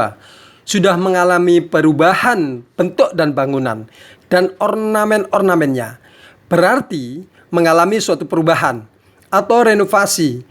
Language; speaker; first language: Indonesian; native; Indonesian